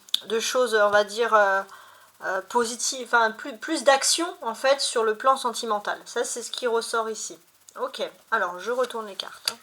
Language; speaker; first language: French; native; French